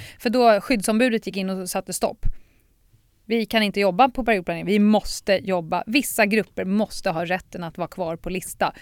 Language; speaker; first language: Swedish; native; Swedish